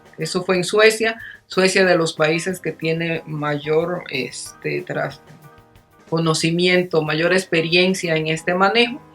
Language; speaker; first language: Spanish; native; Spanish